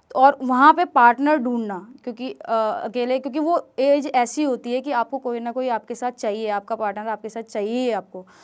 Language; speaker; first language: Hindi; native; Hindi